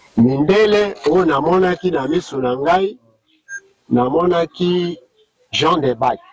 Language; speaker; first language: Lingala; non-native, local second language; Mongo